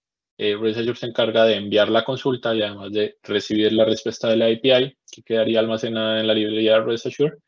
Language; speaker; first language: Spanish; native; Spanish